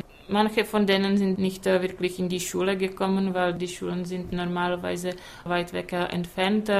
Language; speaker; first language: German; non-native, fluent; Czech